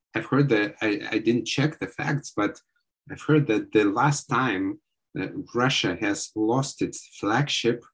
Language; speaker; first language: English; non-native, fluent; Lithuanian